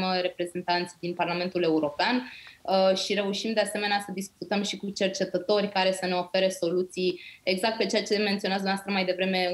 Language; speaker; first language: Romanian; native; Romanian